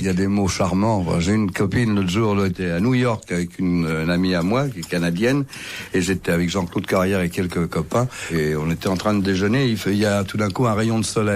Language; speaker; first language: French; native; French